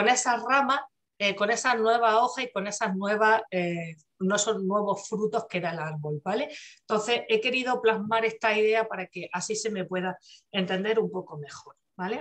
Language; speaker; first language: Spanish; native; Spanish